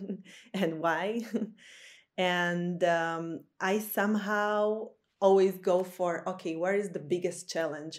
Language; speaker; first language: English; non-native, fluent; Slovak